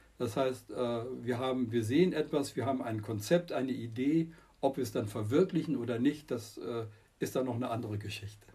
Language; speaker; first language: German; non-native, fluent; Persian